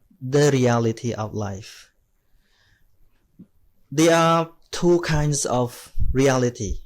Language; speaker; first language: English; non-native, fluent; Khmer